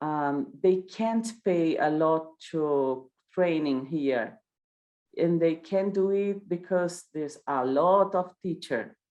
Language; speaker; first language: English; non-native, learner; Portuguese